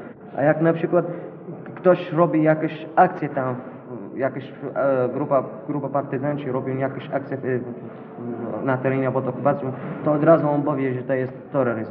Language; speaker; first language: Polish; non-native, fluent; Arabic